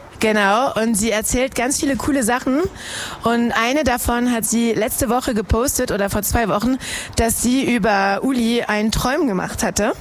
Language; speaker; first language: German; non-native, fluent; French